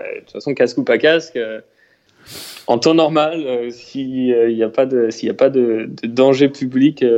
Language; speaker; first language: French; native; French